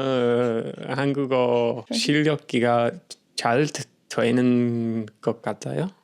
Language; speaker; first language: Korean; non-native, learner; English